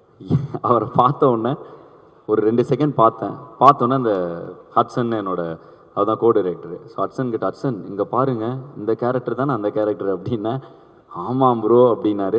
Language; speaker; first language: Tamil; native; Tamil